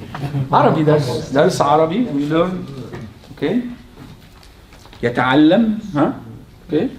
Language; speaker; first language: Arabic; non-native, fluent; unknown